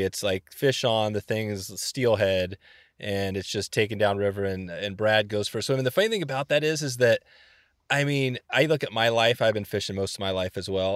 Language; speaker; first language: English; native; English